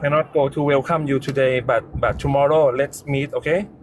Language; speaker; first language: English; non-native, learner; Thai